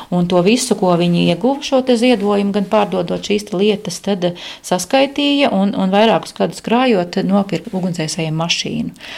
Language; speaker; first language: Latvian; native; Latvian